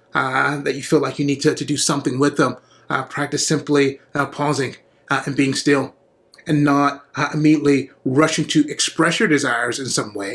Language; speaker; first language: English; native; English